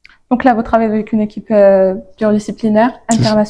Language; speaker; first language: French; native; French